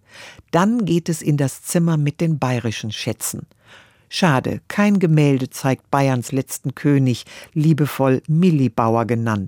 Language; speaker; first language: German; native; German